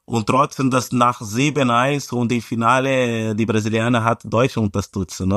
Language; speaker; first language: German; non-native, fluent; Portuguese